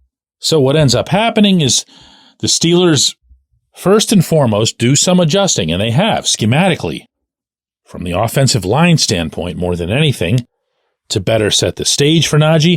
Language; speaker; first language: English; native; English